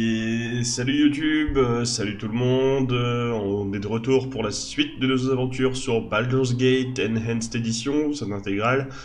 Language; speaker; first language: French; native; French